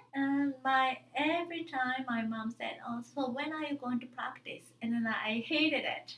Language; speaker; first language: English; non-native, fluent; Japanese